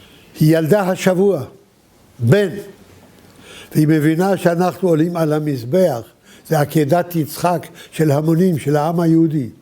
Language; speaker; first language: Hebrew; early bilingual, other home language; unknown